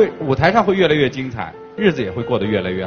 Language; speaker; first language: Chinese; native; Chinese